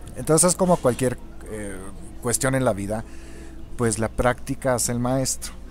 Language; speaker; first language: Spanish; non-native, local second language; German